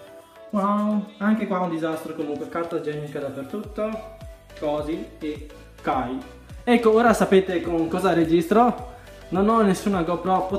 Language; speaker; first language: Italian; early bilingual, other home language; Chinese